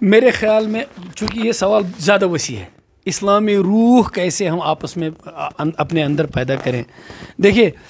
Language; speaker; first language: Urdu; non-native, local second language; Kashmiri